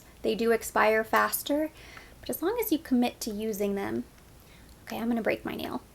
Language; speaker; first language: English; native; English